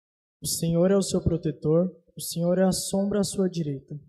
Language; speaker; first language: Portuguese; native; Portuguese